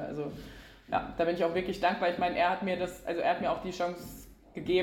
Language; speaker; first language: German; native; German